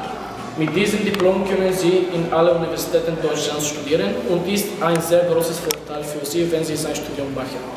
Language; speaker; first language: German; non-native, learner; Bulgarian